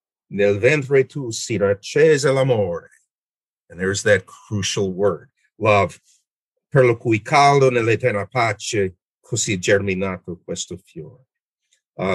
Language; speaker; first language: Italian; non-native, fluent; English